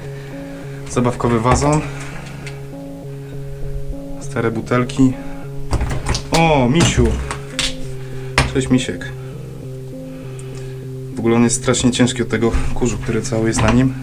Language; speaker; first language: Polish; native; Polish